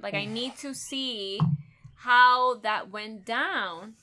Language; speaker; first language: English; non-native, local second language; Spanish